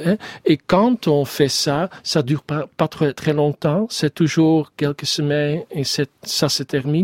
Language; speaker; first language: French; non-native, learner; Dutch